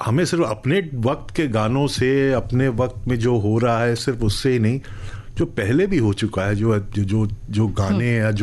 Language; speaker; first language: Hindi; native; Hindi